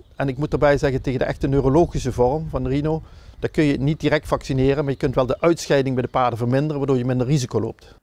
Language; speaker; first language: Dutch; native; Dutch